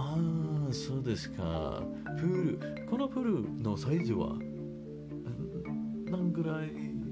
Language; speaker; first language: Japanese; non-native, learner; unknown